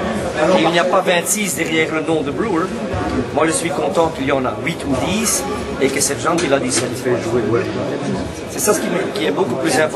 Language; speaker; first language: French; non-native, local second language; Dutch